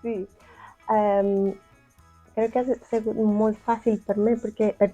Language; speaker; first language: Catalan; non-native, fluent; Spanish